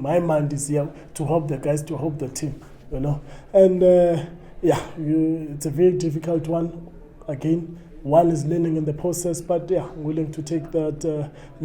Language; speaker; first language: English; non-native, local second language; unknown